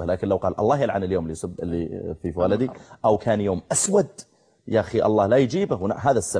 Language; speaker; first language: Arabic; native; Arabic